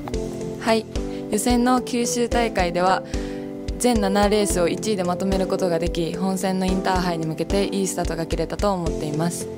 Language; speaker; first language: Japanese; native; Japanese